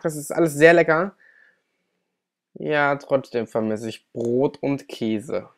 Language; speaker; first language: German; native; German